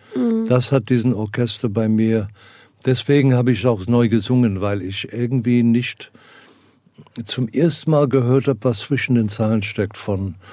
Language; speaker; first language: German; non-native, fluent; Afrikaans